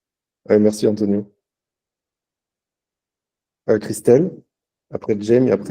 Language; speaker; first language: French; native; French